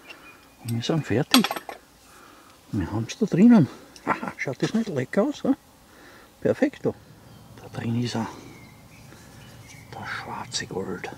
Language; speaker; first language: German; native; German